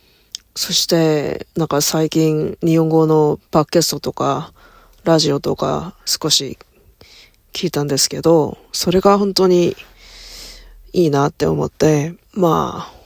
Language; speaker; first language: Japanese; non-native, learner; Korean